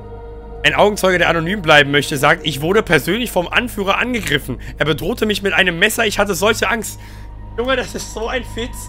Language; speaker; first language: German; native; German